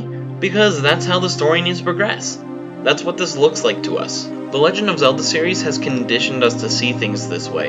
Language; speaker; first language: English; native; English